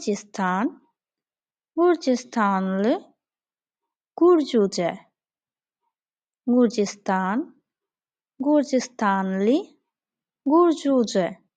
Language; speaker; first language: Turkish; non-native, fluent; Bangla